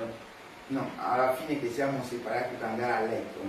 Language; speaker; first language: Italian; non-native, fluent; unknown